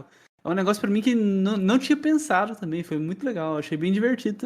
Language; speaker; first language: Portuguese; native; Portuguese